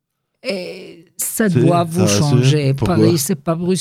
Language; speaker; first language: French; non-native, learner; Hebrew